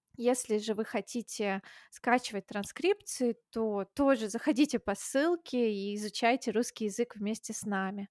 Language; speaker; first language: Russian; native; Russian